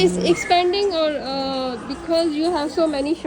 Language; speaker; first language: English; non-native, learner; Urdu